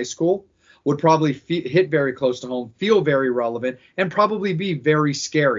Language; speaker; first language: English; native; English